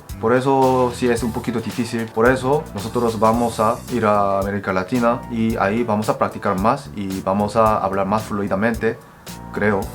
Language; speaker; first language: Spanish; non-native, fluent; Korean